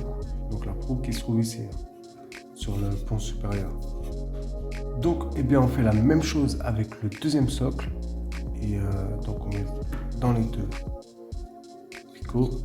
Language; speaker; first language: French; native; French